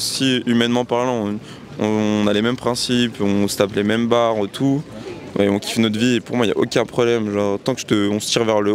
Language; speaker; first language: French; native; French